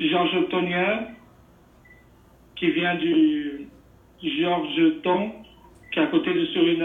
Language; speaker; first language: French; non-native, fluent; Portuguese